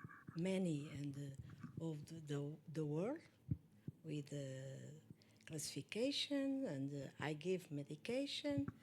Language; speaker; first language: English; non-native, learner; Portuguese